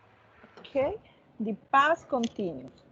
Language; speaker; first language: English; non-native, fluent; Spanish